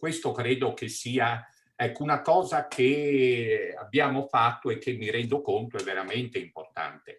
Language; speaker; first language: Italian; native; Italian